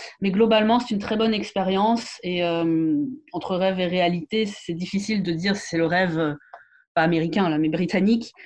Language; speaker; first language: French; native; French